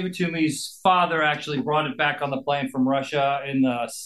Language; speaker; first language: English; native; English